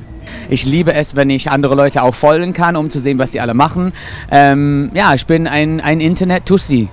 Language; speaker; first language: German; non-native, fluent; English